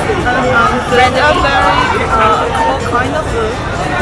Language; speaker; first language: English; non-native, learner; Chinese